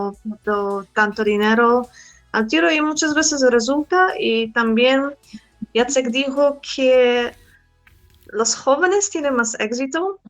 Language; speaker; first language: Spanish; non-native, fluent; Polish